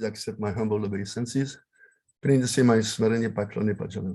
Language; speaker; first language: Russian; non-native, learner; French